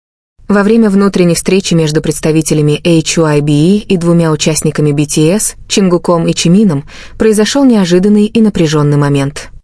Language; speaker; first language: Russian; native; Russian